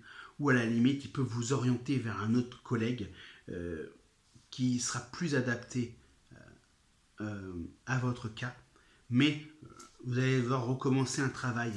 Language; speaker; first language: French; native; French